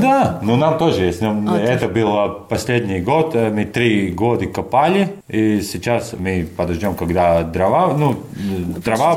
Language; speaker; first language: Russian; non-native, learner; Latvian